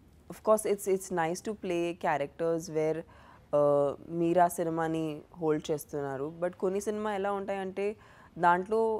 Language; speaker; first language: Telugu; non-native, local second language; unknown